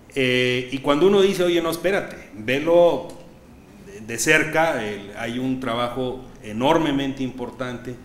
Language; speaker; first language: Spanish; native; Spanish